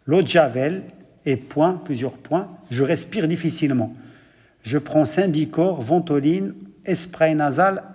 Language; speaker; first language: French; non-native, local second language; Arabic